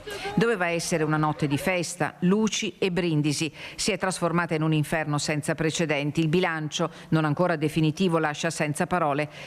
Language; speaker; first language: Italian; native; Italian